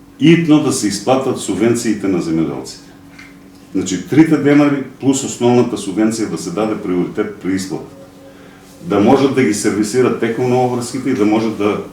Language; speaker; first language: Macedonian; native; Macedonian